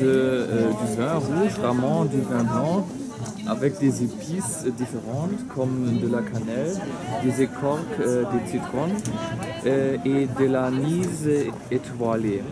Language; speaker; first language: French; non-native, learner; German